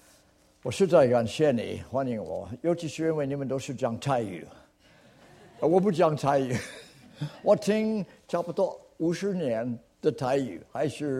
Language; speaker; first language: Chinese; non-native, fluent; English